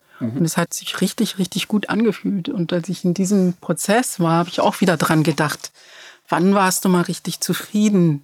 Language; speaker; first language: German; early bilingual, other home language; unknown